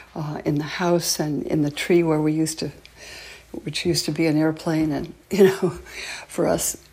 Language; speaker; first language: English; native; English